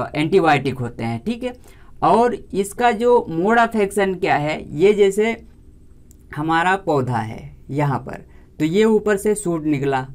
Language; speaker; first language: Hindi; native; Hindi